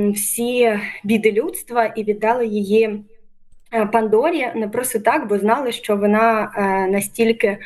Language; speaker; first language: Ukrainian; native; Ukrainian